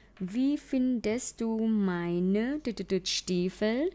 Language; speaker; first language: German; non-native, fluent; Thai